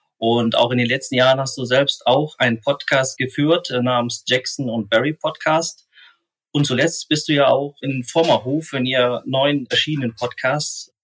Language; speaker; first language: German; native; German